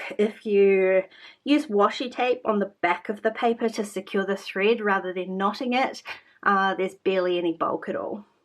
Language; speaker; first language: English; native; English